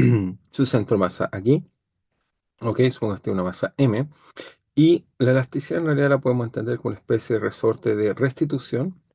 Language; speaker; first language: Spanish; native; Spanish